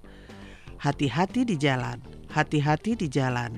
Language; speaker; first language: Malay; non-native, fluent; Chinese